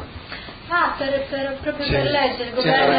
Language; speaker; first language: Italian; native; Italian